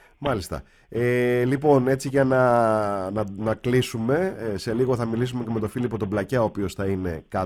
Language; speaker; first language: Greek; native; Greek